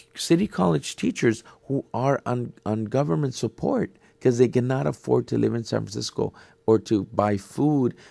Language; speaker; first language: English; native; English